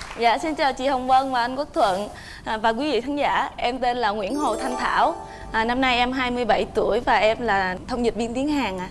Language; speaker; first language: Vietnamese; native; Vietnamese